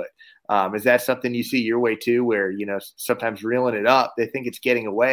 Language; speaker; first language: English; native; English